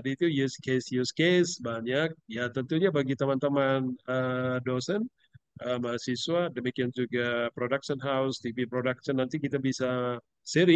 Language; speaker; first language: Indonesian; native; Indonesian